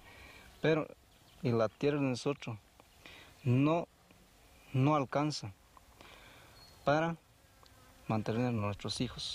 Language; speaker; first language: Spanish; non-native, local second language; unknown